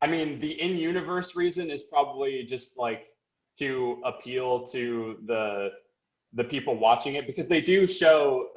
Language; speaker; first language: English; native; English